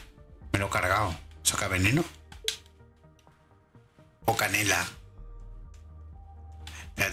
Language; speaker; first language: Spanish; native; Spanish